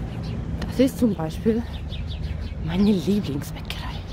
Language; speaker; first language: German; non-native, fluent; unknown